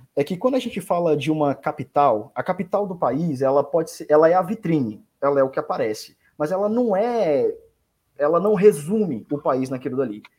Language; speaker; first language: Portuguese; native; Portuguese